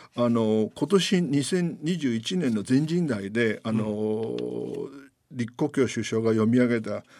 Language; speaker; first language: Japanese; non-native, fluent; Chinese